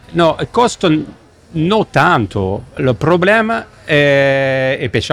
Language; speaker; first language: Italian; non-native, learner; French